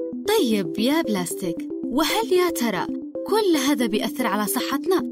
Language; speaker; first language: Arabic; native; Arabic